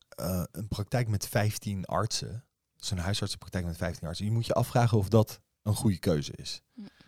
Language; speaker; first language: Dutch; early bilingual, other home language; Persian